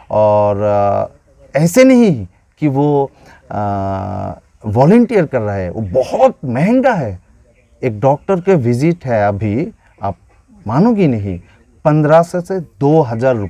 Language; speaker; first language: Hindi; non-native, fluent; Bangla